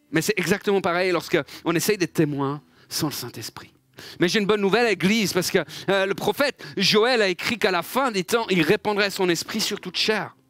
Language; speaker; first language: French; native; French